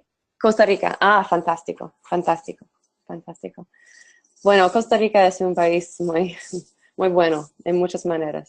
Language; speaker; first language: Spanish; non-native, fluent; English